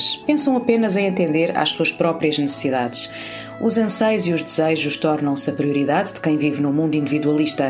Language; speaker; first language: Portuguese; native; Portuguese